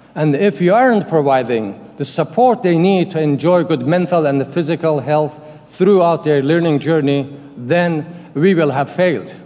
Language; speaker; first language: English; non-native, fluent; Persian